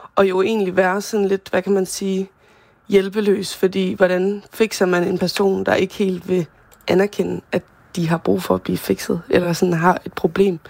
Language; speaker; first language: Danish; native; Danish